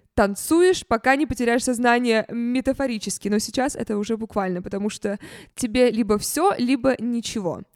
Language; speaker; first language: Russian; native; Russian